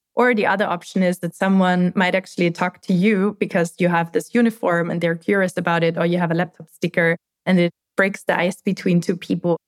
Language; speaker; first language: English; non-native, fluent; German